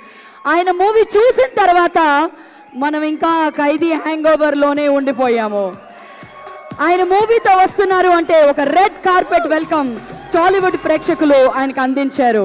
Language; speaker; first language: Telugu; native; Telugu